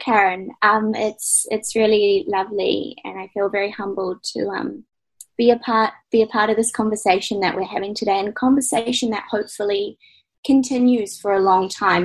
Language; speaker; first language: English; native; English